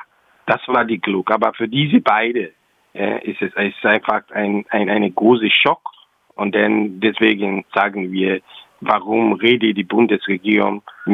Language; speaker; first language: German; non-native, local second language; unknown